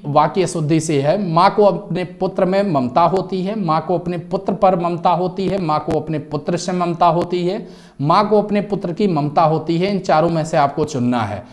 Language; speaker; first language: Hindi; native; Hindi